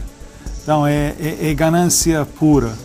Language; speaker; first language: Portuguese; non-native, fluent; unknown